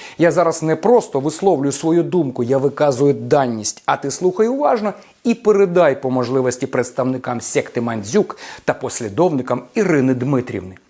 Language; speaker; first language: Ukrainian; non-native, local second language; Russian